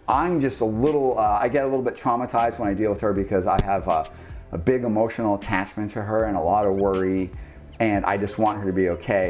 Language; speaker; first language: English; native; English